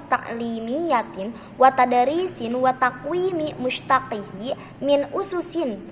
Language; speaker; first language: Arabic; non-native, learner; Indonesian